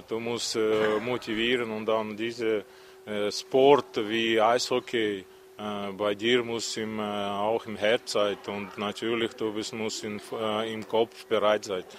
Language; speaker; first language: German; non-native, learner; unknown